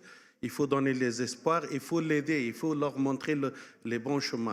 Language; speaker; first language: French; non-native, fluent; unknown